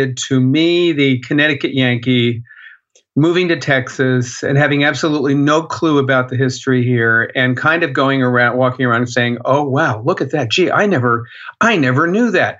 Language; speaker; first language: English; native; English